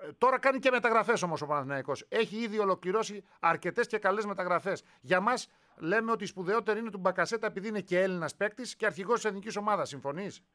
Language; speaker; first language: Greek; native; Greek